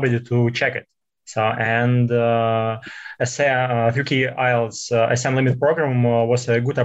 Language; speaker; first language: English; non-native, fluent; Russian